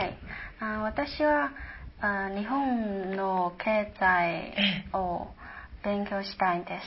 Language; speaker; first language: Japanese; non-native, learner; Chinese